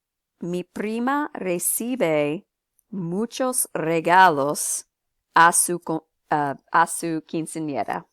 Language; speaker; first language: Spanish; non-native, fluent; English